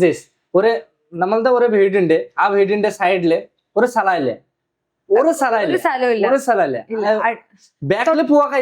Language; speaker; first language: Malayalam; non-native, local second language; Bangla